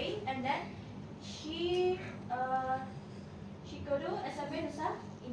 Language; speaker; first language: English; non-native, fluent; Indonesian